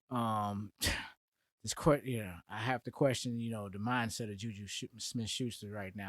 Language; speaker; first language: English; native; English